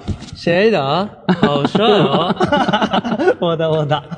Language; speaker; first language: Chinese; non-native, learner; Japanese